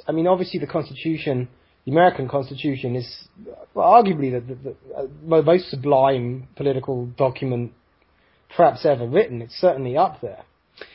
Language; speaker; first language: English; native; English